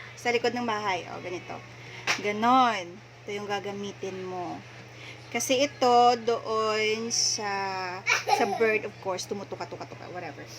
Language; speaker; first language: Filipino; non-native, local second language; Hiligaynon